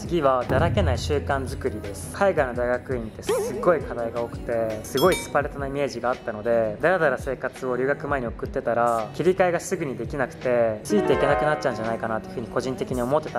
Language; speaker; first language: Japanese; native; Japanese